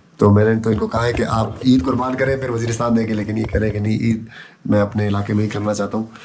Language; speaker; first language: Urdu; non-native, local second language; Pashto